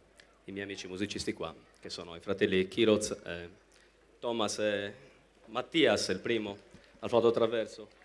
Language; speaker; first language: Italian; native; Italian